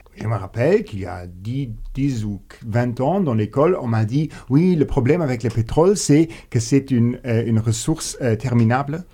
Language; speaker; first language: French; non-native, local second language; Luxembourgish